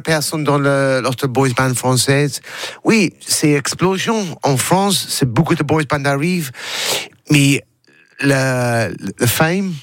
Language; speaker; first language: French; non-native, learner; English